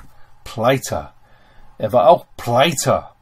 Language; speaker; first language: German; non-native, fluent; English